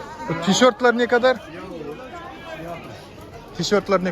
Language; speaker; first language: Turkish; non-native, learner; Kazakh